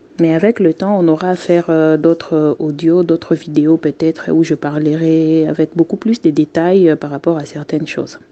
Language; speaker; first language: French; non-native, local second language; Lingala